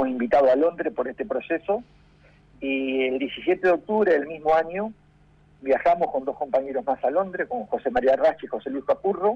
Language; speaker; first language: Spanish; native; Spanish